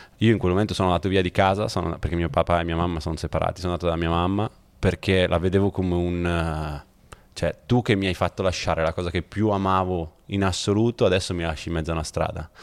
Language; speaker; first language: Italian; native; Italian